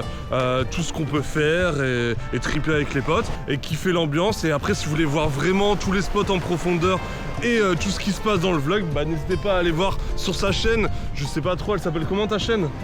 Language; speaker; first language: French; native; French